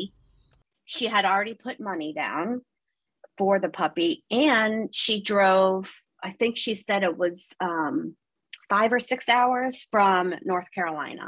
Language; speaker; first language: English; native; English